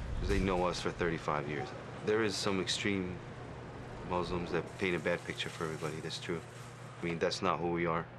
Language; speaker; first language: English; native; English